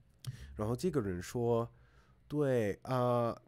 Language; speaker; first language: Chinese; non-native, fluent; English